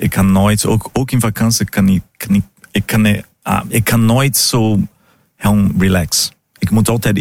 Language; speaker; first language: Dutch; non-native, fluent; Portuguese